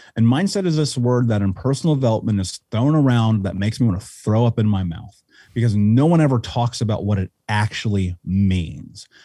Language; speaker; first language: English; native; English